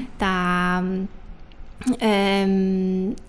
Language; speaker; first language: Basque; non-native, learner; Polish